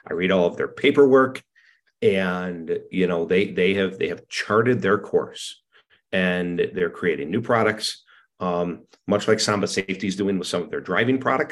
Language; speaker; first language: English; native; English